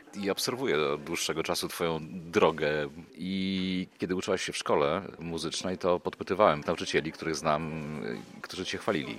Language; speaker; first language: Polish; native; Polish